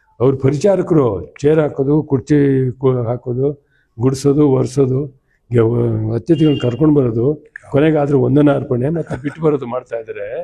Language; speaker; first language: Kannada; native; Kannada